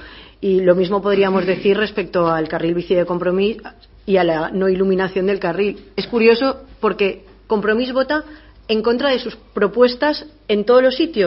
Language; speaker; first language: Spanish; native; Spanish